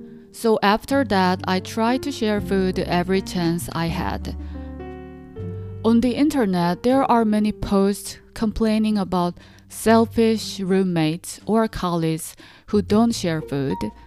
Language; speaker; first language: English; non-native, fluent; Korean